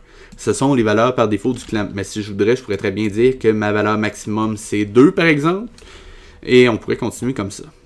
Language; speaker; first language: French; native; French